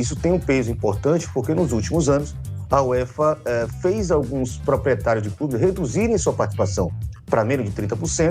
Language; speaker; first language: Portuguese; native; Portuguese